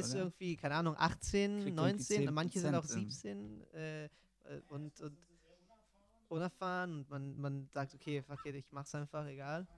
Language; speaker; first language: German; non-native, fluent; Italian